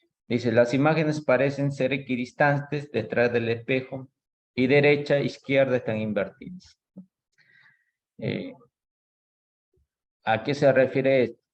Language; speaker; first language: Spanish; native; Spanish